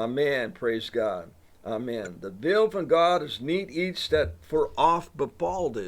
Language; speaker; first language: Dutch; non-native, fluent; English